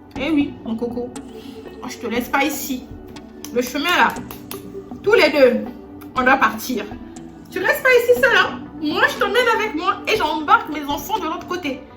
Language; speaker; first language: French; non-native, local second language; Lingala